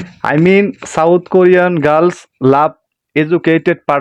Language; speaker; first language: English; non-native, learner; Bangla